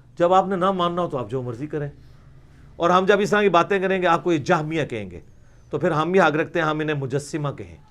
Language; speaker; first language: Urdu; non-native, local second language; Punjabi